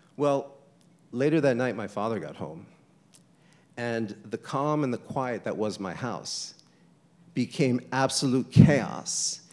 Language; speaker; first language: English; native; English